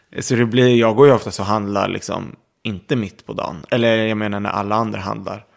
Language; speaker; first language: Swedish; early bilingual, other home language; Arabic